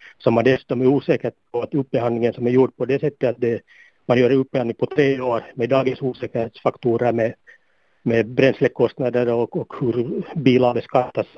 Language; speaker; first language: Swedish; native; Swedish